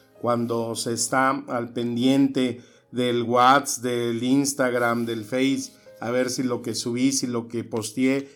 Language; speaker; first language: Spanish; native; Spanish